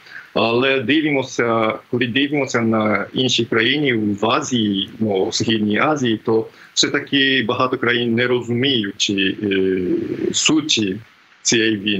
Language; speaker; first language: Ukrainian; non-native, fluent; Japanese